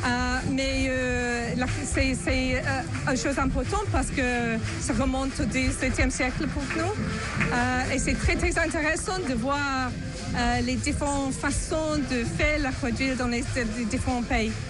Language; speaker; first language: French; non-native, learner; English